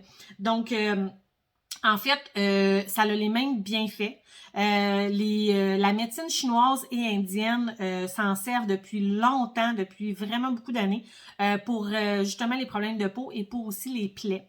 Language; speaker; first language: French; native; French